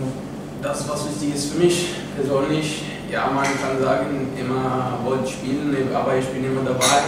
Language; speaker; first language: German; non-native, fluent; Spanish